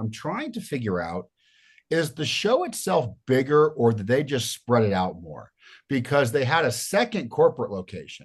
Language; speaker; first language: English; native; English